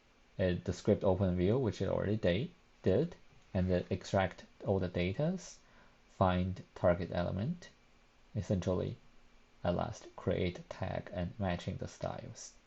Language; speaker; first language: English; non-native, fluent; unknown